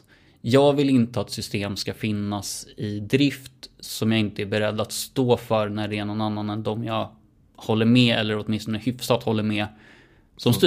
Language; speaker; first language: Swedish; native; Swedish